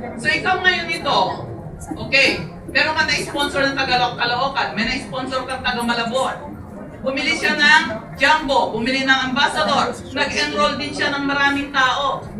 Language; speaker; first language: Filipino; native; Filipino